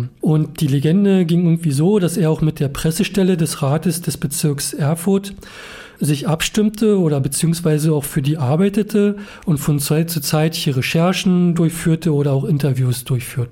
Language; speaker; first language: German; native; German